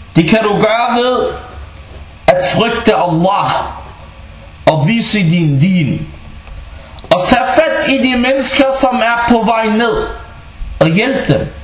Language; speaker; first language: Danish; early bilingual, other home language; Bosnian